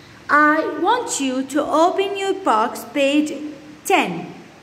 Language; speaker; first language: English; non-native, fluent; Arabic